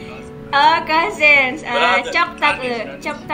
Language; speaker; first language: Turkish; non-native, learner; Indonesian